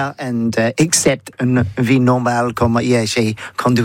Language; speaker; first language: French; non-native, learner; English